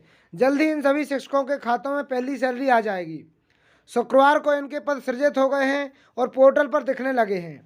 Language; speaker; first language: Hindi; native; Hindi